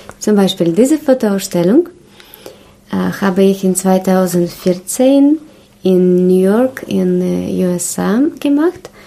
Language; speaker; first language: German; non-native, learner; Russian